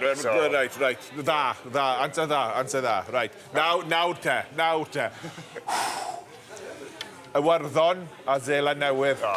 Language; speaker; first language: Welsh; non-native, learner; English